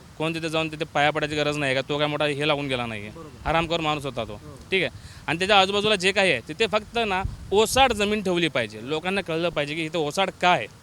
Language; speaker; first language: Marathi; native; Marathi